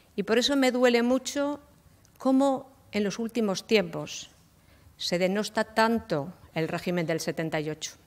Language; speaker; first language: Spanish; native; Spanish